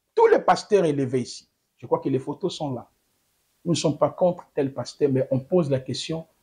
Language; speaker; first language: French; non-native, local second language; Lingala